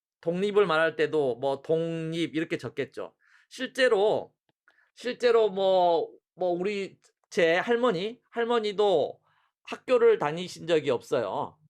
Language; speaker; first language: Korean; native; Korean